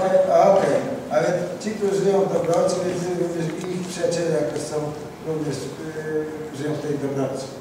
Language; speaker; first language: Polish; native; Polish